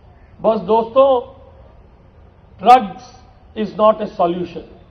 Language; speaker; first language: Hindi; native; Hindi